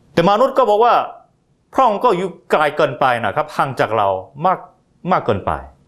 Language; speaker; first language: Thai; non-native, fluent; Korean